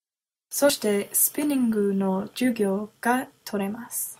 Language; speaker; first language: Japanese; non-native, learner; English